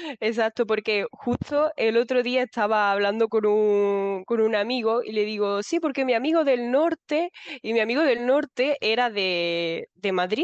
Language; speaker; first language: Spanish; native; Spanish